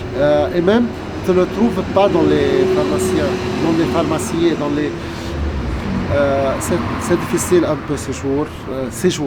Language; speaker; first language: French; non-native, local second language; Arabic